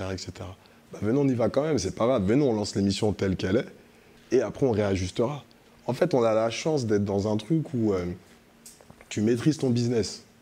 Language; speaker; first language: French; early bilingual, other home language; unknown